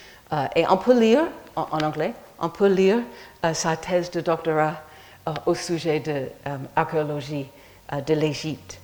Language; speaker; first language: French; non-native, fluent; English